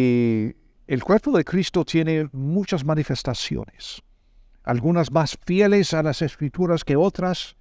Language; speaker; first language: Spanish; non-native, fluent; English